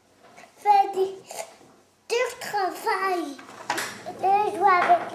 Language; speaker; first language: French; early bilingual, heritage; French